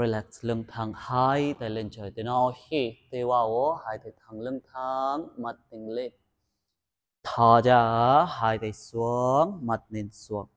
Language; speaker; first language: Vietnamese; non-native, learner; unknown